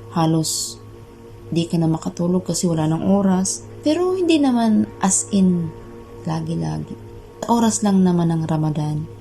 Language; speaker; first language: Filipino; non-native, local second language; Bikol